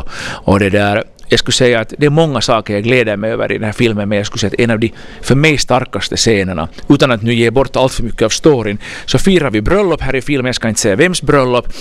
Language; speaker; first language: Swedish; native; Swedish